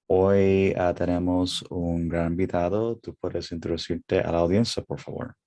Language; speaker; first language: Spanish; early bilingual, heritage; English